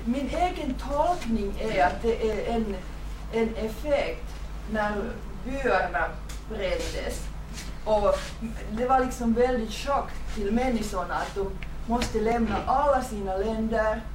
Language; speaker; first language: Swedish; non-native, fluent; Finnish